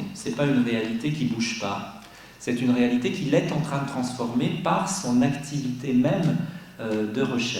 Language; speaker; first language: French; native; French